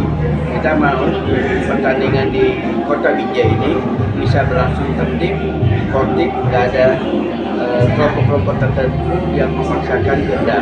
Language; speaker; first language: Indonesian; native; Indonesian